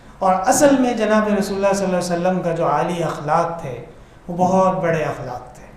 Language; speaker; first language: Urdu; non-native, local second language; Pashto